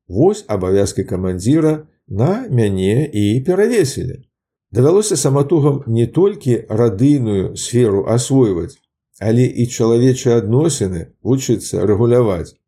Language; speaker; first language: Belarusian; native; Belarusian